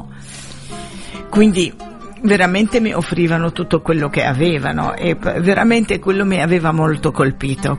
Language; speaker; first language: Italian; non-native, fluent; Arabic